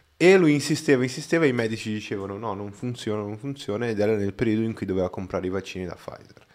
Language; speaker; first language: Italian; non-native, fluent; Portuguese